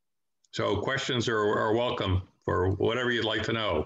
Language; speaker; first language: English; native; English